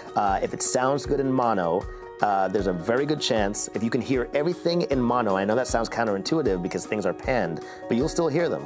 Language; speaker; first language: English; native; English